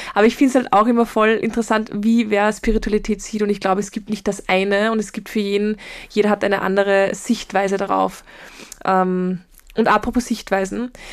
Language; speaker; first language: German; native; German